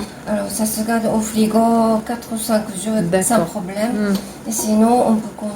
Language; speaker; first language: French; non-native, fluent; Japanese